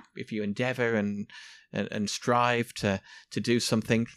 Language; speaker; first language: English; native; English